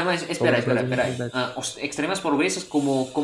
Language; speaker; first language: Portuguese; non-native, fluent; Indonesian